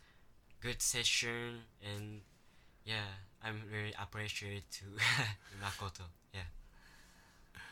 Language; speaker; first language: English; non-native, learner; Japanese